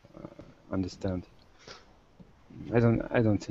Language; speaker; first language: English; non-native, learner; Russian